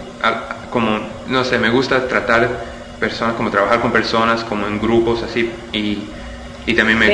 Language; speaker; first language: Spanish; early bilingual, heritage; Spanish